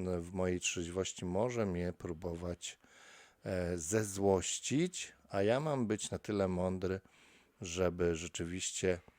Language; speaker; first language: Polish; native; Polish